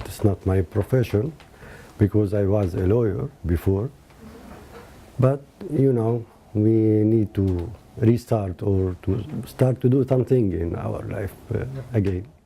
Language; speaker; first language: English; non-native, learner; Arabic